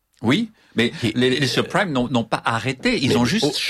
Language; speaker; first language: French; native; French